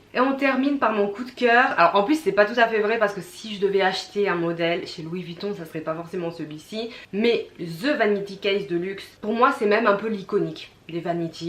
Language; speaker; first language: French; native; French